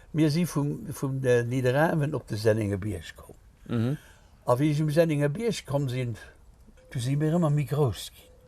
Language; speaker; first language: Luxembourgish; native; Luxembourgish